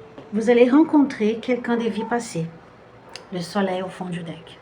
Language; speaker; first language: French; non-native, fluent; Portuguese